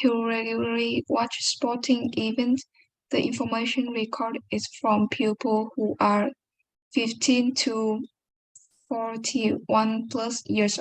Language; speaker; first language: English; non-native, learner; Vietnamese